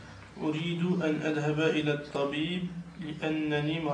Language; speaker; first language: Arabic; non-native, learner; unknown